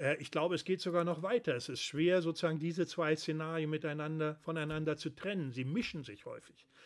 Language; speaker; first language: German; native; German